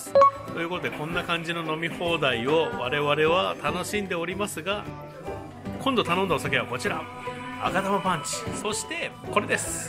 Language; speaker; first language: Japanese; native; Japanese